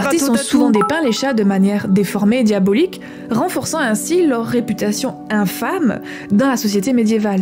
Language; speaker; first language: French; native; French